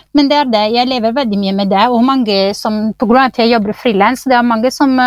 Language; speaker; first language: Norwegian; non-native, fluent; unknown